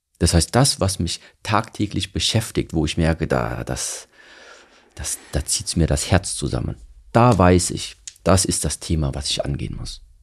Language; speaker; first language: German; early bilingual, other home language; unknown